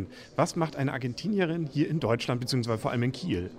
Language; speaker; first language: German; native; German